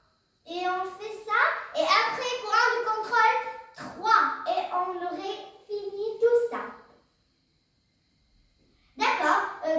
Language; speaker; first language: French; non-native, learner; Arabic